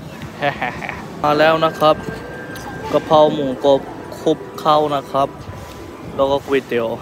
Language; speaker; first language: Thai; non-native, fluent; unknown